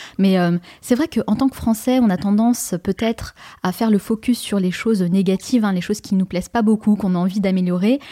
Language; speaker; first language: French; native; French